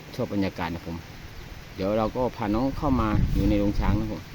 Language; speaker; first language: Thai; native; Thai